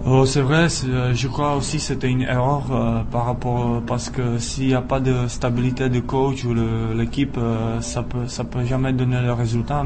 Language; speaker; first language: French; non-native, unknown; Czech